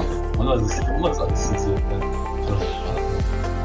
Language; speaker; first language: German; native; German